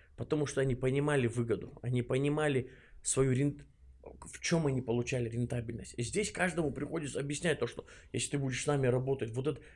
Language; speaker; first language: Russian; non-native, local second language; Chechen